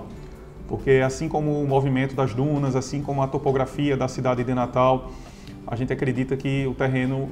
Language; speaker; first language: Portuguese; native; Portuguese